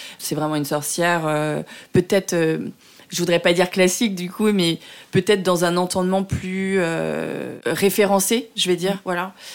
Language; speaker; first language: French; early bilingual, other home language; Vietnamese